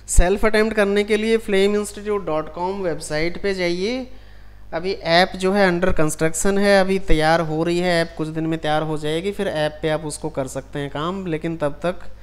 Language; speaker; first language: Hindi; non-native, local second language; Punjabi